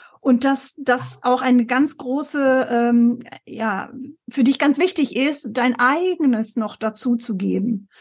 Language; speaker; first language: German; native; German